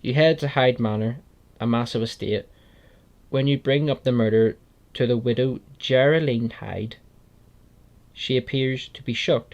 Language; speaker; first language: English; native; English